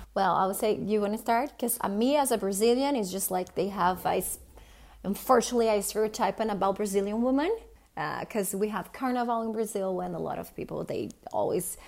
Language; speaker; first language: English; non-native, fluent; Portuguese